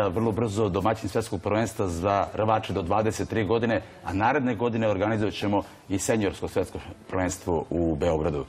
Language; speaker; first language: Serbian; native; Serbian